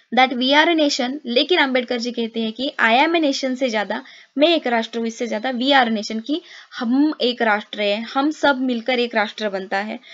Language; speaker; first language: Hindi; non-native, local second language; Marathi